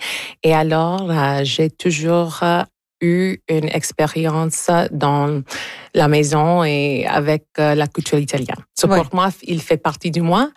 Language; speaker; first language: French; non-native, local second language; English